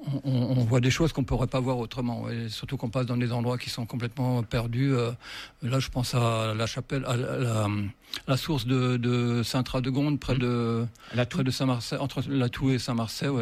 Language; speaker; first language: French; native; French